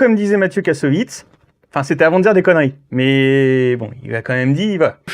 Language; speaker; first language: French; native; French